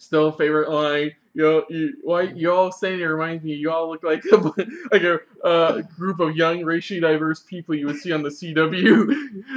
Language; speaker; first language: English; native; English